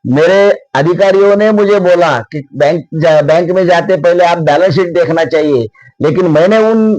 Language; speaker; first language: Hindi; non-native, local second language; Marathi